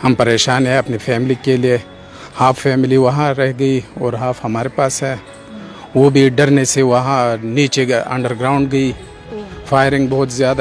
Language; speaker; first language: Hindi; non-native, local second language; Persian